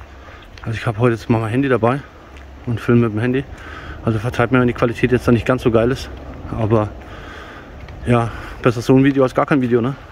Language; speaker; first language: German; native; German